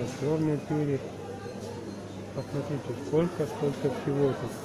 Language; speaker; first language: Russian; native; Russian